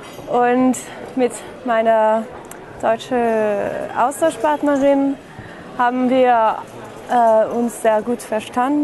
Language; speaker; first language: German; non-native, fluent; French